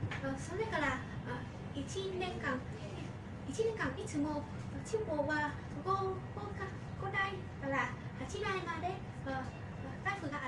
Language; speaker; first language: Japanese; non-native, learner; Vietnamese